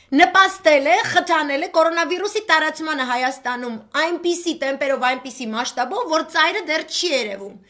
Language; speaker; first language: Armenian; native; Armenian